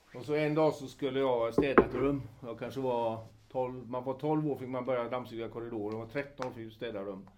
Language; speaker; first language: Swedish; native; Swedish